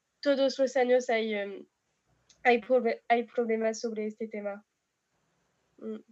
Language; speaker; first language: Spanish; non-native, learner; French